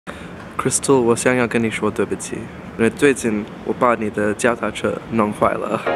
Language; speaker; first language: Chinese; non-native, fluent; Hindi